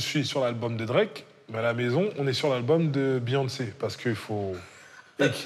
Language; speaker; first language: French; native; French